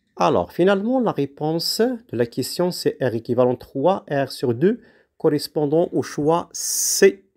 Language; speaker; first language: French; non-native, local second language; Arabic